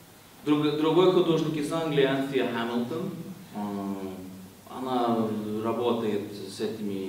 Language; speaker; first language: Russian; non-native, fluent; Swedish